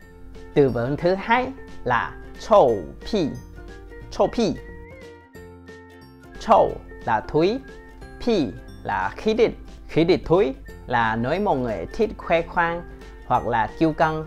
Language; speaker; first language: Vietnamese; non-native, fluent; Chinese